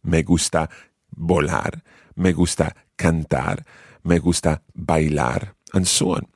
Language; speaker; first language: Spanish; non-native, fluent; English